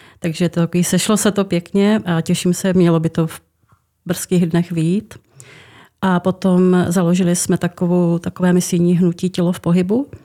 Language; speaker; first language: Czech; native; Czech